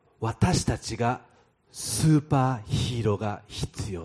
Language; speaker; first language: Japanese; non-native, fluent; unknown